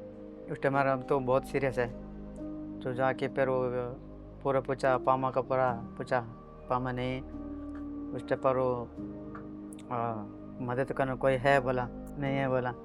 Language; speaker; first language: Hindi; non-native, local second language; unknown